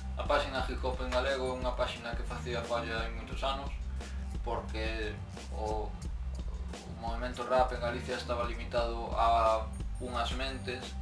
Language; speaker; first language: Galician; non-native, local second language; Spanish